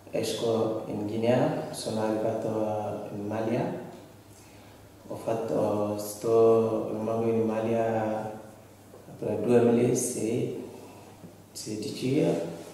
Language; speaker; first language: Italian; non-native, learner; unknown